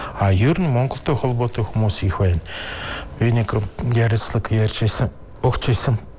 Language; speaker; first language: Mongolian; non-native, fluent; Russian